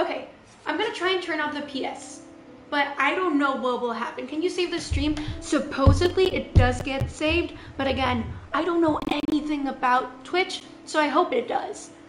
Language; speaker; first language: English; non-native, fluent; Spanish